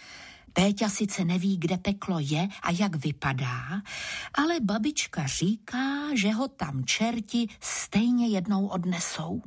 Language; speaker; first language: Czech; native; Czech